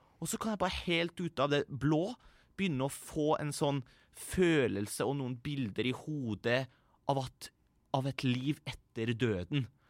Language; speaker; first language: Norwegian; early bilingual, other home language; Persian